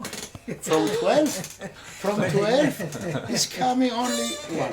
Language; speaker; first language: English; non-native, learner; Greek